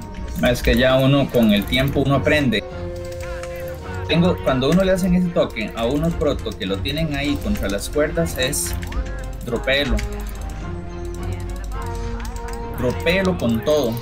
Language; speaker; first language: Spanish; native; Spanish